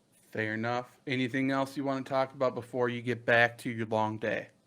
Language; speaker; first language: English; native; English